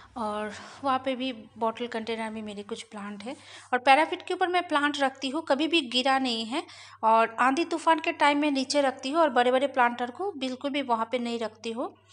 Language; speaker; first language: Hindi; non-native, local second language; Bangla